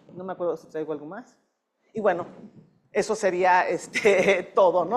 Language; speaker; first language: Spanish; native; Spanish